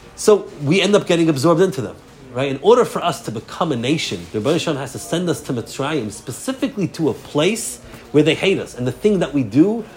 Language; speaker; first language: English; native; English